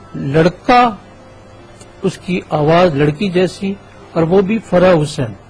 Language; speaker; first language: Urdu; non-native, local second language; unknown